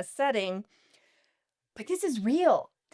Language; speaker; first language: English; native; English